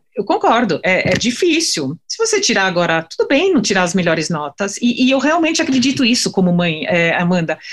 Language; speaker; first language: Portuguese; non-native, fluent; French